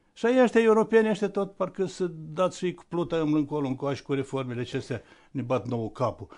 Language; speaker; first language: Romanian; native; Romanian